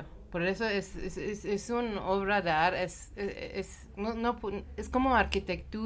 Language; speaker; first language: Spanish; non-native, learner; Persian